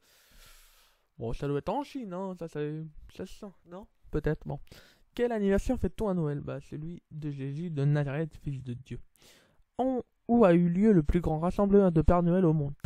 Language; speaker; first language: French; native; French